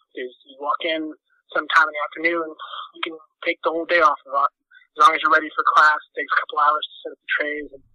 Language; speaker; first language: English; native; English